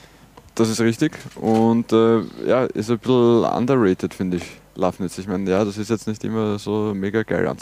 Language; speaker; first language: German; native; German